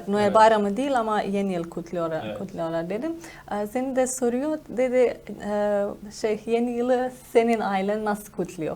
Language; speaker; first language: Turkish; non-native, fluent; Slovenian